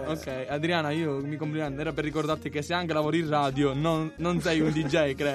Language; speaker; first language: Italian; native; Italian